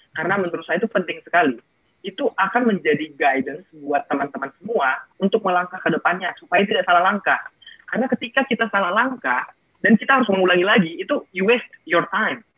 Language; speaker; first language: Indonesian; non-native, local second language; Batak Toba